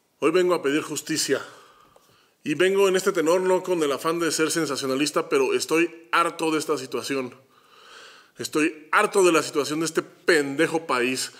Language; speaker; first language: Spanish; native; Spanish